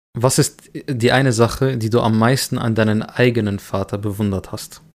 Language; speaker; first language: German; early bilingual, other home language; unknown